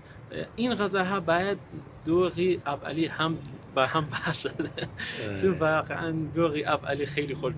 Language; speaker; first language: Persian; non-native, learner; Kurdish